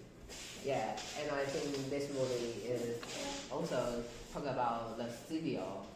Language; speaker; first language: English; non-native, learner; Chinese